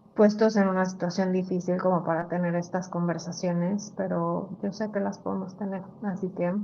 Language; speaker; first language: Spanish; early bilingual, other home language; English